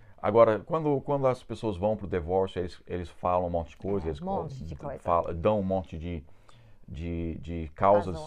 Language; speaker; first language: Portuguese; non-native, fluent; English